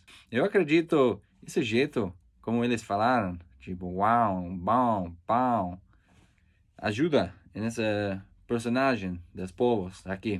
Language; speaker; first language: Portuguese; non-native, learner; English